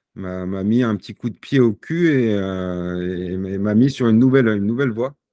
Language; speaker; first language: French; native; French